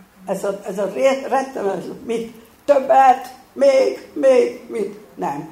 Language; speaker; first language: Hungarian; early bilingual, heritage; Hungarian